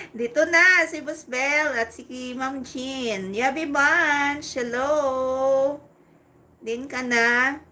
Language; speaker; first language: Filipino; non-native, local second language; Hiligaynon